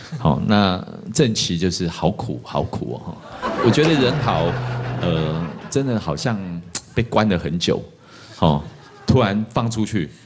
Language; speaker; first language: Chinese; native; Chinese